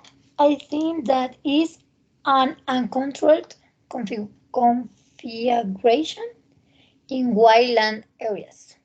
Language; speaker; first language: English; non-native, learner; Spanish